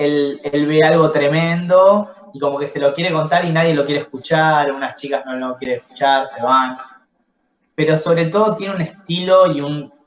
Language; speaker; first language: Spanish; native; Spanish